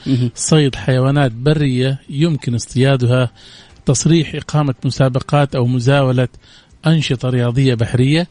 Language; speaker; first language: Arabic; native; Arabic